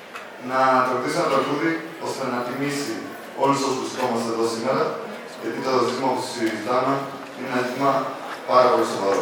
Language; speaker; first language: Greek; native; Greek